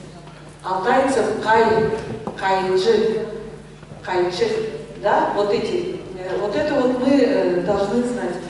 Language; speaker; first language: Russian; non-native, local second language; Tuvinian